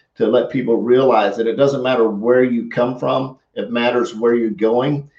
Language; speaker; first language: English; native; English